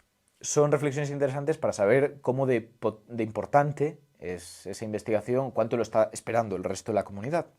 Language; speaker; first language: Spanish; native; Spanish